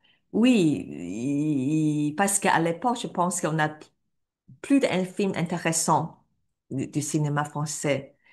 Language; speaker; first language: French; non-native, fluent; Cantonese